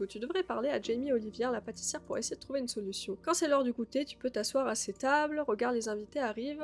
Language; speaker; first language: French; native; French